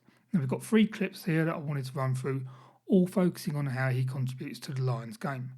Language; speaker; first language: English; native; English